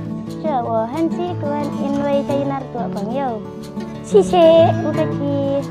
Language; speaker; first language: Chinese; non-native, learner; Indonesian